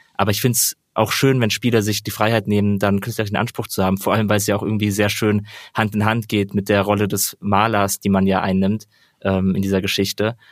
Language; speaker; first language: German; native; German